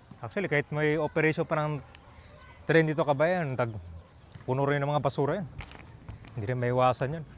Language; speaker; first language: Filipino; native; Filipino